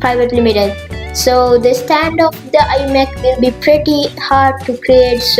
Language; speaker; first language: English; non-native, local second language; Sinhala